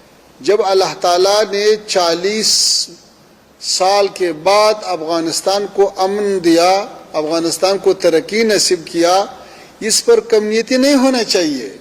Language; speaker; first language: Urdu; non-native, fluent; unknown